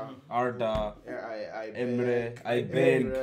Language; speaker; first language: Turkish; non-native, learner; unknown